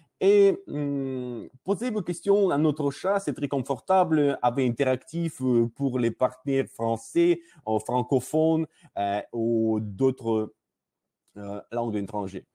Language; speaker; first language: French; non-native, learner; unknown